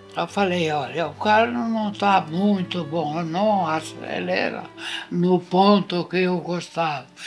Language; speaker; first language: Portuguese; non-native, fluent; Italian